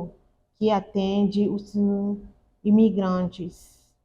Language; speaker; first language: Portuguese; non-native, learner; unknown